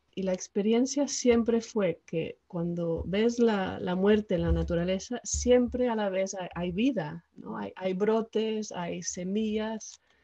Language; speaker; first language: Spanish; non-native, local second language; English